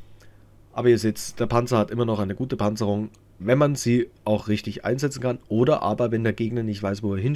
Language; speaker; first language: German; native; German